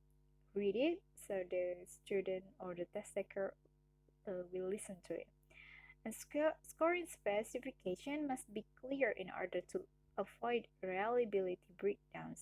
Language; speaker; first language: English; non-native, learner; Indonesian